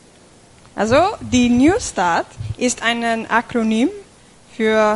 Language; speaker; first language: German; non-native, fluent; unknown